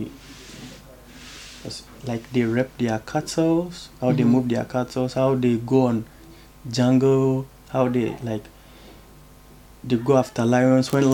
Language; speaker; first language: English; non-native, local second language; Ewe